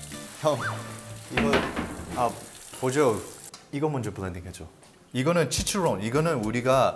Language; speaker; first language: Korean; early bilingual, heritage; Korean